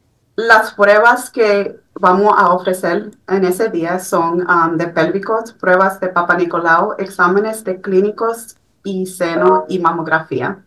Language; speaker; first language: Spanish; early bilingual, heritage; Spanish